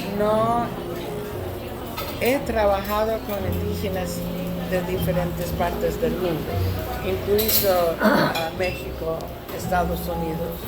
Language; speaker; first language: Spanish; non-native, learner; English